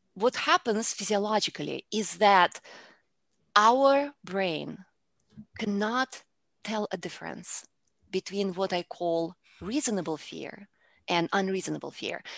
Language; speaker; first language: English; non-native, fluent; Russian